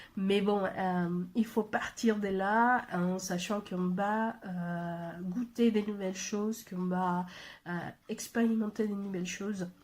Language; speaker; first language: French; non-native, fluent; Spanish